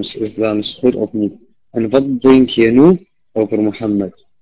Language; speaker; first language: Dutch; non-native, learner; Arabic